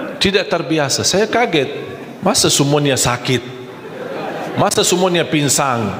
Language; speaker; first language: Malay; non-native, fluent; Arabic